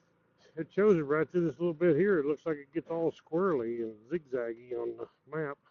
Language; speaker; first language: English; native; English